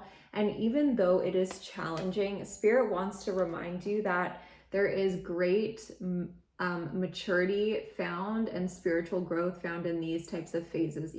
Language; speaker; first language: English; native; English